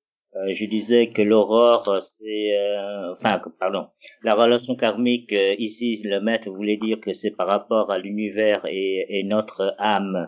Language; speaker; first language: French; non-native, fluent; Vietnamese